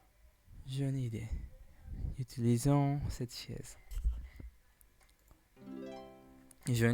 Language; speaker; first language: French; non-native, learner; English